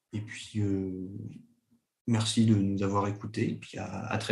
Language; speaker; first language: French; native; French